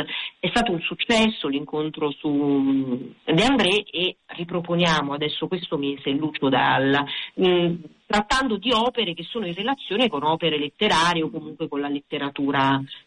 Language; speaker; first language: Italian; native; Italian